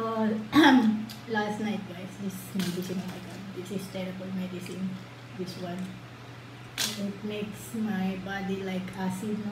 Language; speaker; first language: English; non-native, learner; Filipino